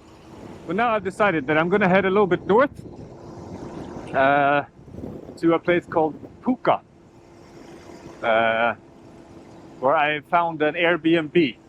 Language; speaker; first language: English; non-native, fluent; Norwegian